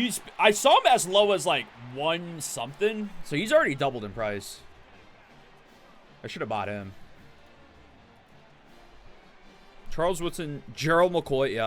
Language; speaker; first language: English; native; English